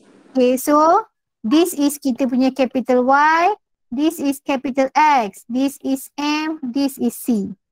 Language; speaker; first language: English; non-native, local second language; Malay